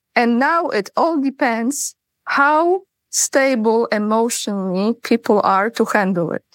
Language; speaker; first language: English; non-native, fluent; Polish